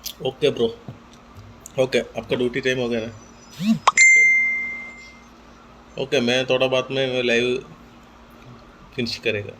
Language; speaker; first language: Hindi; non-native, local second language; Malayalam